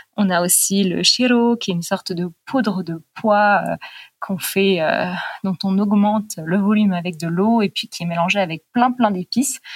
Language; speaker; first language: French; native; French